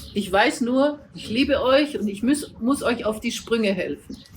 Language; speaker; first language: German; native; German